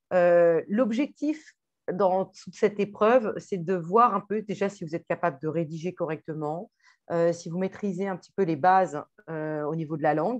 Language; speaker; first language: French; native; French